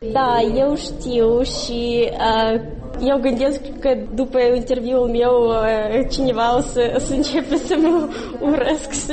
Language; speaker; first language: Romanian; non-native, local second language; Gagauz